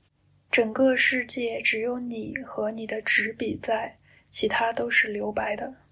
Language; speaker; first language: Chinese; native; Chinese